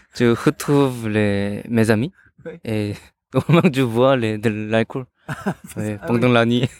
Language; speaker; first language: French; non-native, learner; Korean